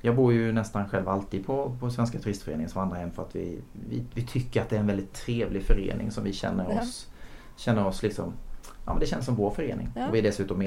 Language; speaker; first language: Swedish; native; Swedish